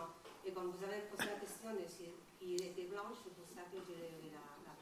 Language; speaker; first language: French; non-native, learner; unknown